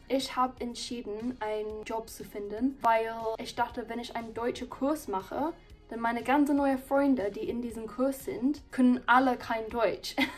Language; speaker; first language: German; non-native, fluent; English